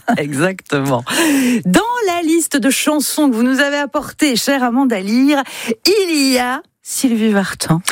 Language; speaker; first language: French; native; French